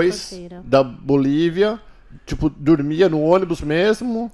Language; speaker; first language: Portuguese; native; Portuguese